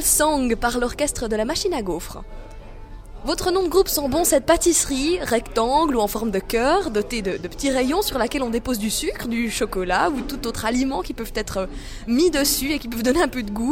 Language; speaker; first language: French; native; French